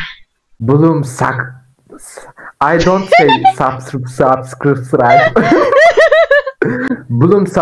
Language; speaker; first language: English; non-native, learner; Turkish